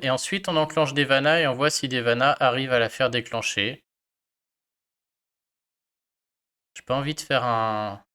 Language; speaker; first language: French; native; French